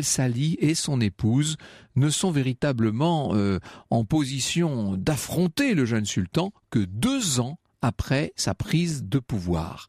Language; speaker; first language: French; native; French